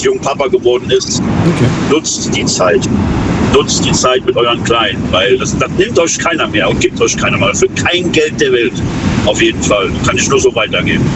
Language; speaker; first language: German; native; German